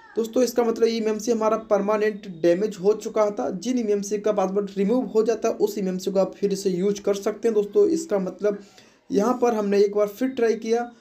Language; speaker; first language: Hindi; native; Hindi